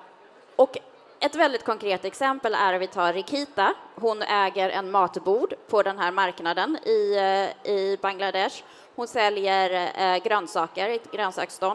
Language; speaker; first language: Swedish; native; Swedish